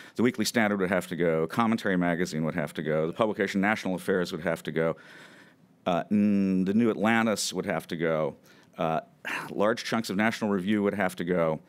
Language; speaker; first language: English; native; English